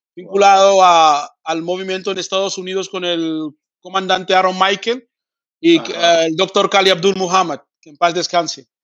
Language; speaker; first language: Spanish; early bilingual, other home language; Fang